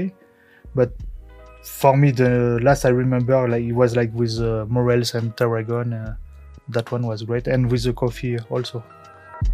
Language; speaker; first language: English; non-native, learner; French